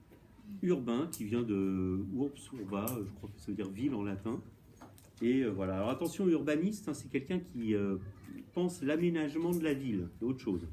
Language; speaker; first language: French; native; French